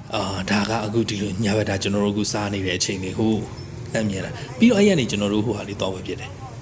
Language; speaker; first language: Burmese; native; Burmese